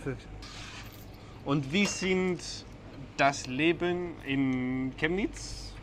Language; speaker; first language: German; non-native, learner; English